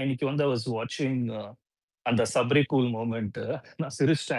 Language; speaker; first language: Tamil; non-native, local second language; Malayalam